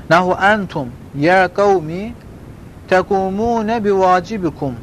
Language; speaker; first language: Arabic; non-native, fluent; Azerbaijani